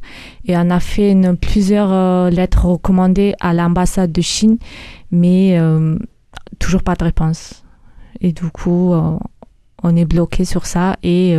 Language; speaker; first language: French; early bilingual, other home language; Mongolian